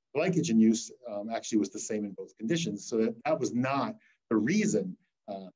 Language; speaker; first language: English; native; English